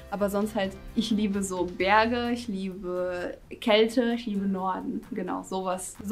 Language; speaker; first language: German; non-native, fluent; Russian